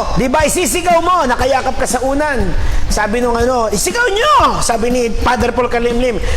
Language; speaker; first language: Filipino; native; Filipino